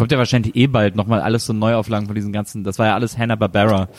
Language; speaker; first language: German; native; German